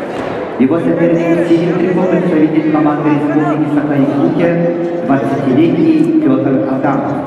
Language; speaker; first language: Russian; native; Russian